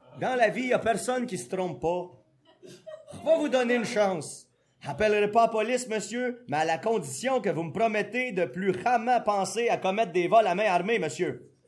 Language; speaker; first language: French; native; French